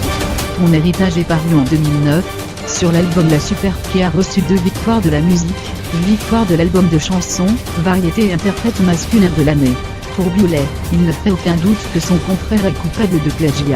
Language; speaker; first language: French; native; French